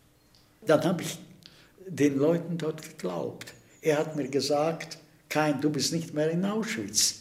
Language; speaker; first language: German; non-native, fluent; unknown